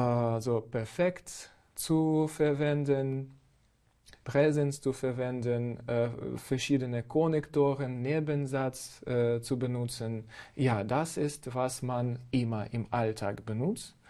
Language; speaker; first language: German; non-native, fluent; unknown